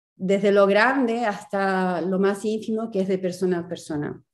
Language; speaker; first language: Spanish; native; Spanish